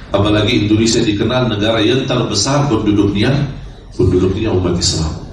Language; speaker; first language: Indonesian; non-native, fluent; Arabic